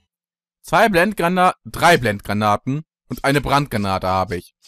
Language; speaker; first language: German; native; German